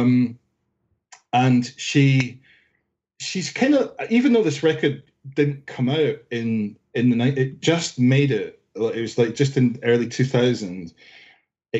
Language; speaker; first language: English; native; English